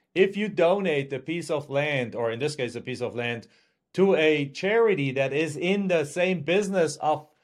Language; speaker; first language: English; non-native, fluent; German